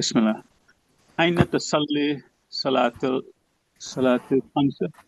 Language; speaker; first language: Arabic; non-native, learner; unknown